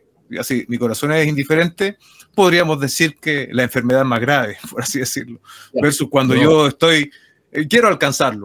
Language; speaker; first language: Spanish; native; Spanish